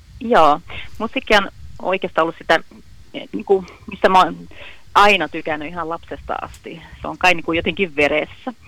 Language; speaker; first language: Finnish; early bilingual, heritage; Finnish